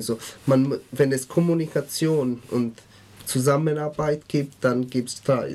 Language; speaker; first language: German; non-native, fluent; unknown